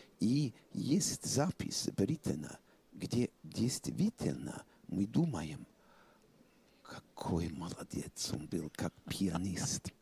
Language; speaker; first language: Russian; non-native, fluent; English